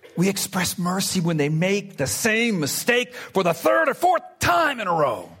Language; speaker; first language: English; early bilingual, other home language; Spanish